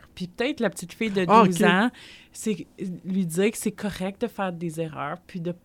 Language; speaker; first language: French; native; French